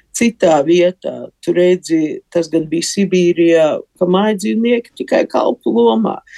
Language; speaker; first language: Latvian; native; Latvian